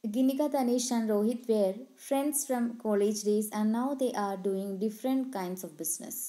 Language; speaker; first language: English; non-native, local second language; Malayalam